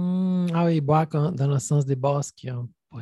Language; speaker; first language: French; non-native, fluent; Portuguese